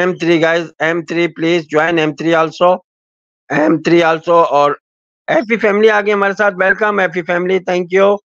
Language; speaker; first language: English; non-native, learner; Urdu